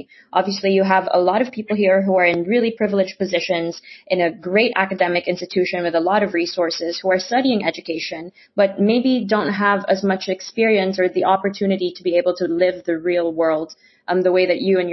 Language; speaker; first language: English; non-native, local second language; Filipino